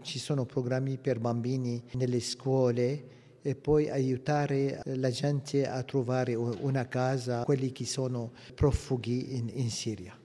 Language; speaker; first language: Italian; non-native, fluent; Arabic